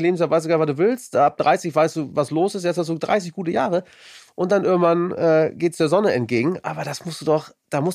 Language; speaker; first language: German; native; German